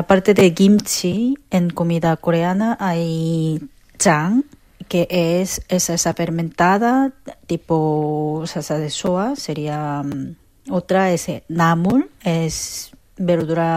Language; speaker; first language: Spanish; non-native, fluent; Korean